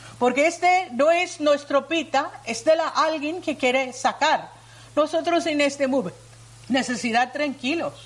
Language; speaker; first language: Spanish; non-native, learner; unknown